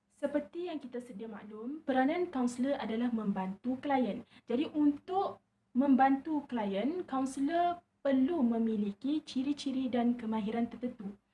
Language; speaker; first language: Malay; native; Malay